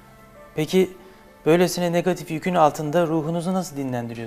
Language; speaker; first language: Turkish; native; Turkish